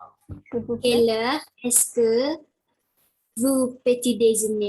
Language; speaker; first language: French; non-native, learner; Indonesian